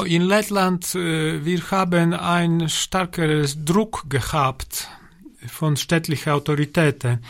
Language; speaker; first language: German; non-native, learner; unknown